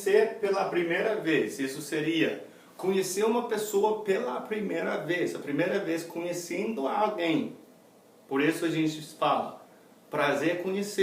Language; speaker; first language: Portuguese; non-native, fluent; English